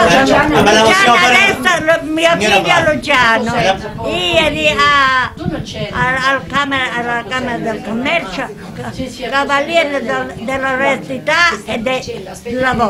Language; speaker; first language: Italian; non-native, local second language; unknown